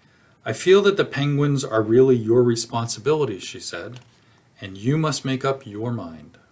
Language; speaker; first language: English; native; English